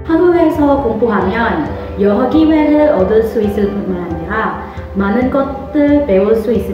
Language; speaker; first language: Korean; non-native, fluent; Filipino